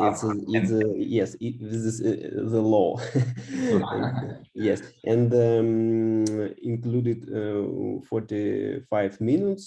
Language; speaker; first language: English; non-native, learner; Russian